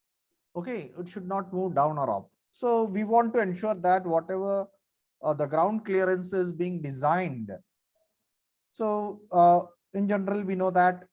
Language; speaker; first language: English; non-native, local second language; Marathi